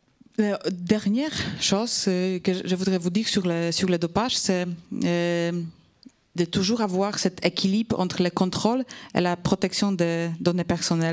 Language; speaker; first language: French; non-native, fluent; Polish